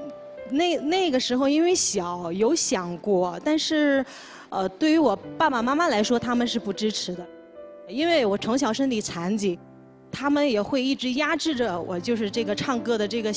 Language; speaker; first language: Chinese; native; Chinese